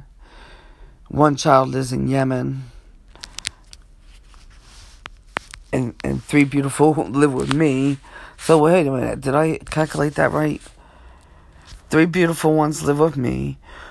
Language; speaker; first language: English; native; English